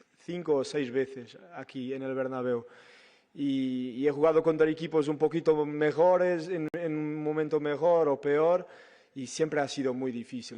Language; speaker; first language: Spanish; non-native, fluent; Portuguese